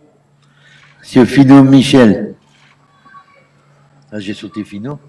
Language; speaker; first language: French; native; French